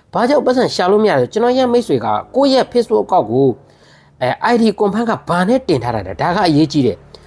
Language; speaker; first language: Burmese; native; Burmese